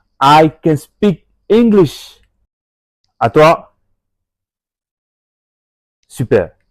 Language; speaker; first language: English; non-native, fluent; French